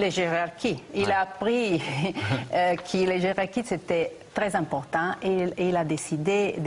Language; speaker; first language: French; non-native, fluent; Italian